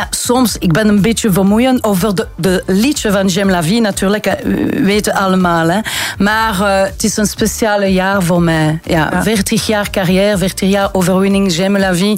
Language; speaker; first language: Dutch; non-native, learner; French